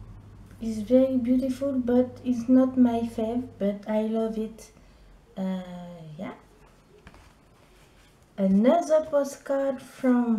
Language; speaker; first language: English; non-native, learner; French